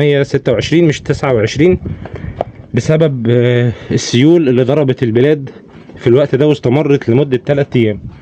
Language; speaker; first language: Arabic; native; Arabic